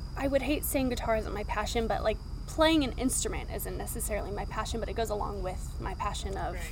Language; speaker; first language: English; native; English